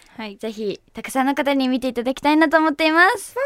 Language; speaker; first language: Japanese; native; Japanese